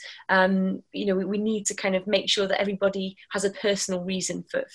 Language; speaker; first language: English; native; English